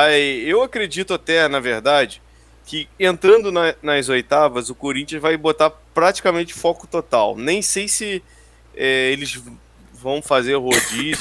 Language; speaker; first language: Portuguese; native; Portuguese